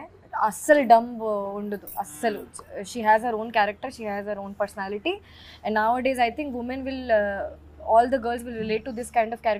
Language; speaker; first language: Telugu; non-native, learner; Hindi